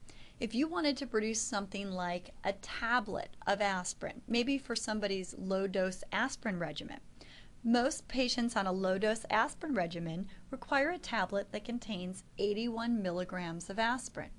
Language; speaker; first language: English; native; English